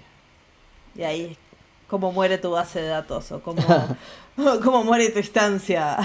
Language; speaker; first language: Spanish; native; Spanish